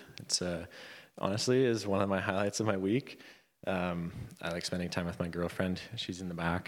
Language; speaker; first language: English; native; English